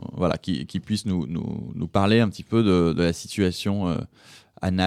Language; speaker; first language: French; native; French